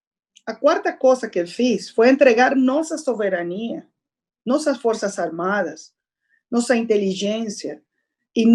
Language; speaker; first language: Portuguese; non-native, fluent; Spanish